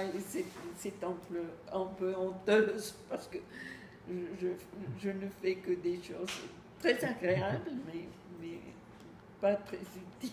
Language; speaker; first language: French; non-native, fluent; Spanish